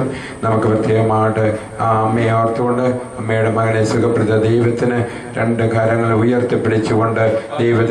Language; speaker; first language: Malayalam; native; Malayalam